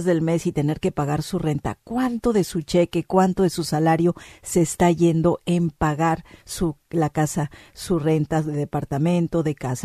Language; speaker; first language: Spanish; native; Spanish